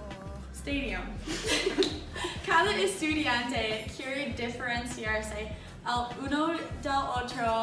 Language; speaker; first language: Spanish; non-native, learner; English